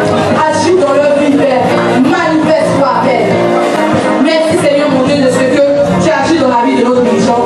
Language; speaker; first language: French; non-native, local second language; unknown